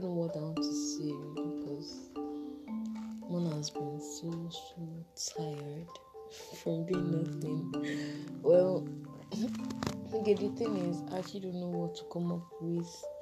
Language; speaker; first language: English; non-native, local second language; Yoruba